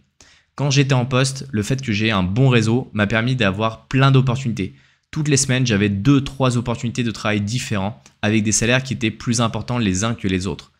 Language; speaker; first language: French; native; French